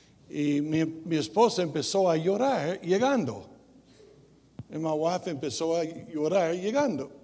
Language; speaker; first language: Spanish; non-native, fluent; English